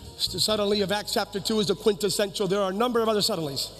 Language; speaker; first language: English; early bilingual, other home language; Spanish